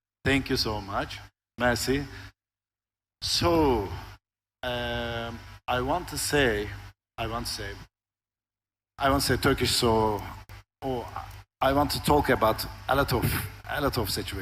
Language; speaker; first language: English; non-native, learner; Turkish